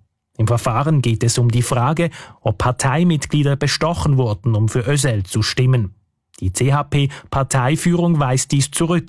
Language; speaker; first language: German; native; German